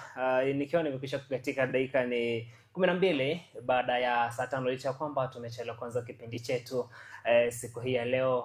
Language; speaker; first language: Swahili; non-native, local second language; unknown